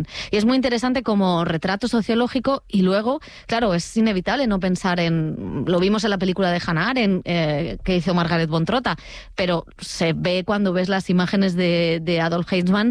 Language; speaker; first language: Spanish; native; Spanish